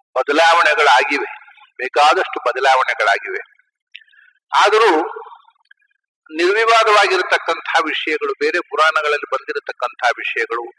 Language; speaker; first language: Kannada; native; Kannada